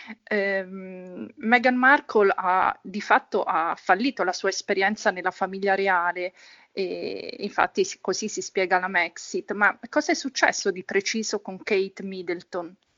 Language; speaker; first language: Italian; native; Italian